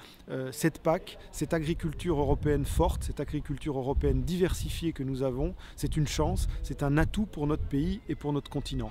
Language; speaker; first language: French; native; French